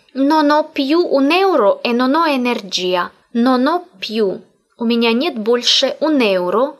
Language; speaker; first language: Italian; non-native, fluent; Russian